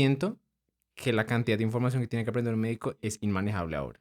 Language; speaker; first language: Spanish; native; Spanish